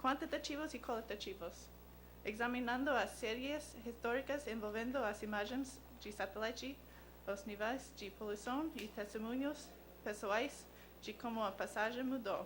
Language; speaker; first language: Portuguese; non-native, learner; English